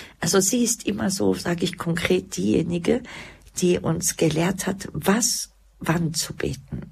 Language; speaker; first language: German; early bilingual, other home language; Croatian